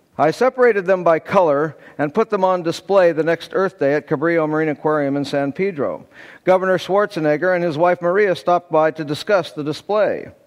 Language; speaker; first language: English; native; English